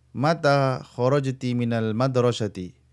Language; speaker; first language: Arabic; non-native, fluent; Indonesian